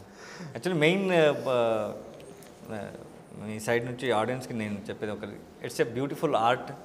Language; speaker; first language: Telugu; non-native, learner; Kannada